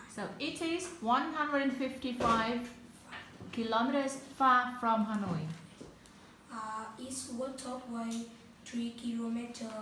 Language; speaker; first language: English; non-native, learner; Vietnamese